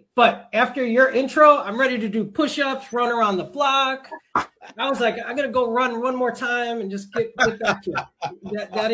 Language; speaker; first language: English; native; English